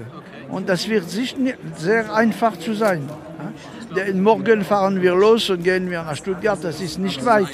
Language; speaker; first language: German; non-native, fluent; French